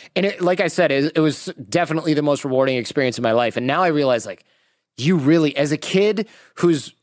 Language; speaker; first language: English; native; English